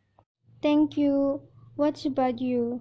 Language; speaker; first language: English; non-native, learner; Indonesian